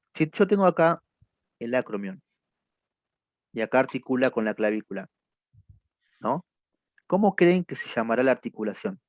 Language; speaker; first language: Spanish; native; Spanish